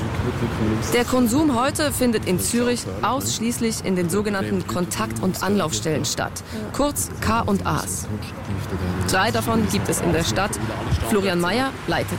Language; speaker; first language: German; native; German